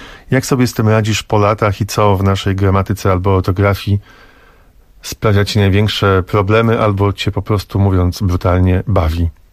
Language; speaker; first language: Polish; native; Polish